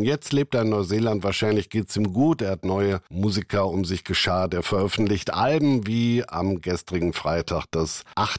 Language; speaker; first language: German; native; German